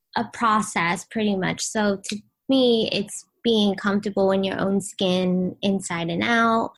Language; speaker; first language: English; early bilingual, other home language; Vietnamese